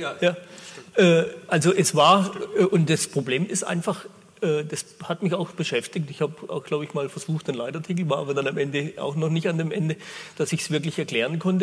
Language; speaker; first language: German; native; German